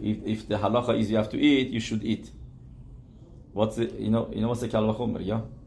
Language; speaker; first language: English; non-native, fluent; Persian